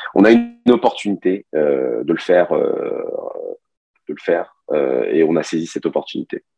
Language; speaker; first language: French; early bilingual, other home language; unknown